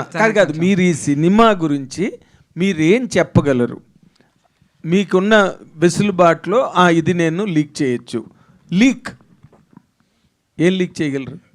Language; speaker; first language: Telugu; native; Telugu